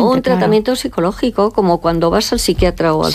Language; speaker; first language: Spanish; native; Spanish